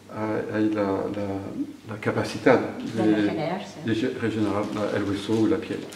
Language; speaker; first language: Spanish; non-native, fluent; French